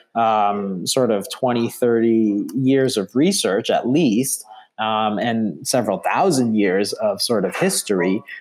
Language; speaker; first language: English; native; English